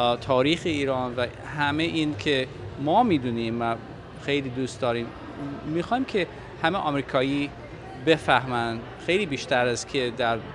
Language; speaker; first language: Persian; non-native, fluent; English